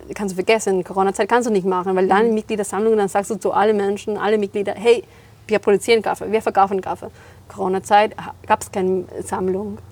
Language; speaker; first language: German; non-native, fluent; Spanish